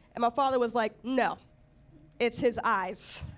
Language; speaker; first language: English; native; English